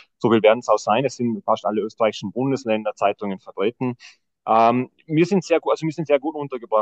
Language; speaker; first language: German; native; German